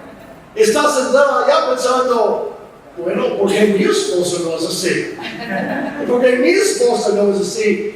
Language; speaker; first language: Spanish; non-native, fluent; English